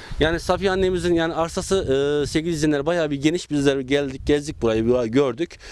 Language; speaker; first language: Turkish; native; Turkish